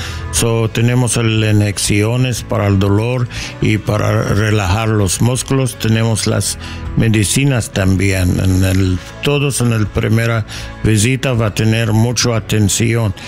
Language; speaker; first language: Spanish; non-native, learner; English